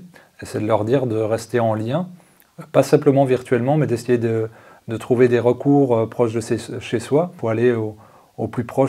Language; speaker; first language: French; native; French